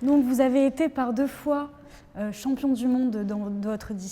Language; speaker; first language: French; native; French